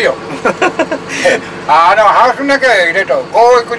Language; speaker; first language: Japanese; native; Japanese